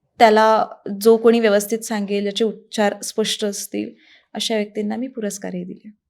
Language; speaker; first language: Marathi; native; Marathi